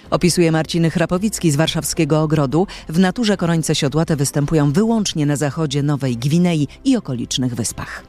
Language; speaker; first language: Polish; native; Polish